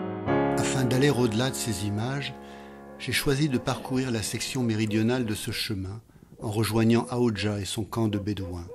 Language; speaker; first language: French; native; French